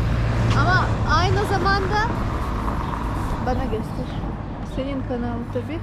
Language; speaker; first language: Turkish; non-native, learner; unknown